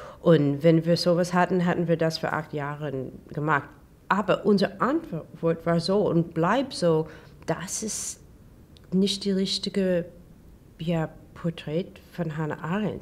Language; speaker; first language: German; non-native, learner; English